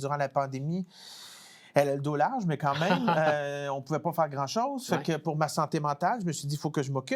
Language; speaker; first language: French; native; French